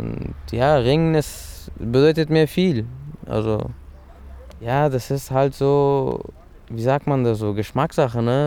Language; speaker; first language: German; early bilingual, other home language; Persian